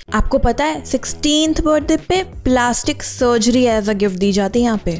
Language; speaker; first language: Hindi; native; Hindi